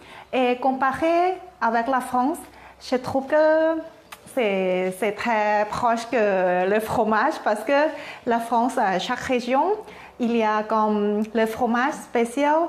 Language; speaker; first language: French; non-native, learner; Thai